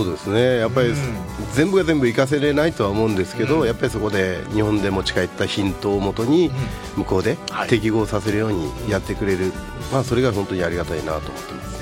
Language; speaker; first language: Japanese; native; Japanese